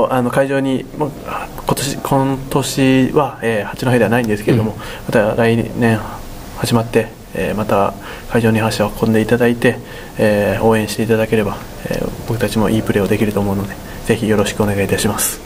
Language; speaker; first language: Japanese; native; Japanese